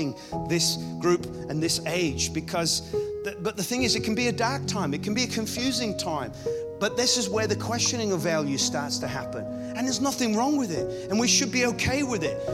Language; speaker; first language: English; native; English